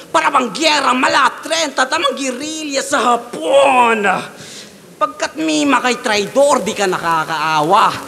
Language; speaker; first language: Filipino; native; Filipino